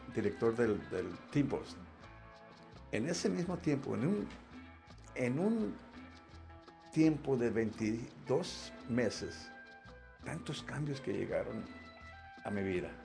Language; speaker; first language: Spanish; early bilingual, heritage; Spanish